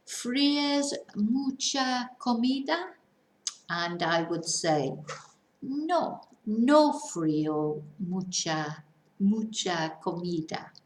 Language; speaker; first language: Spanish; non-native, fluent; English